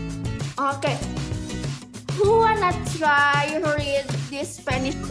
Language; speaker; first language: English; non-native, local second language; Indonesian